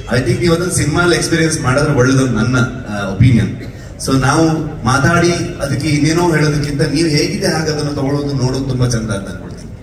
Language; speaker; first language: Kannada; native; Kannada